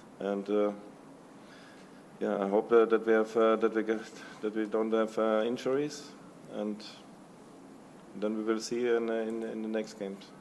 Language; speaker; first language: English; non-native, learner; German